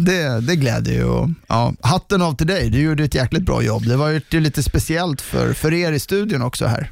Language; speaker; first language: Swedish; native; Swedish